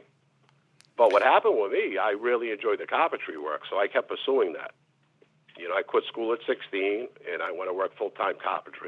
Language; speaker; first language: English; native; English